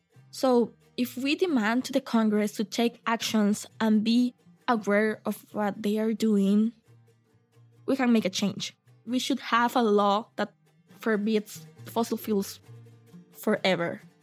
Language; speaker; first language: English; non-native, fluent; Spanish